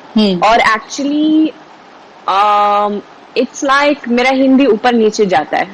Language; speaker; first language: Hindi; non-native, learner; Swedish